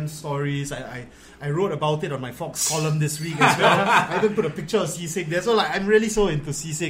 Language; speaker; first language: English; native; English